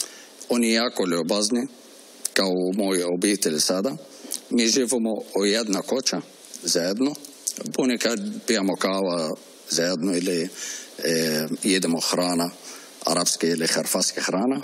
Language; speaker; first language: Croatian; non-native, learner; Arabic